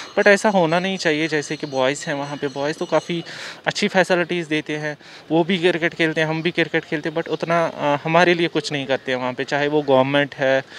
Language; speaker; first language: Hindi; non-native, local second language; Kashmiri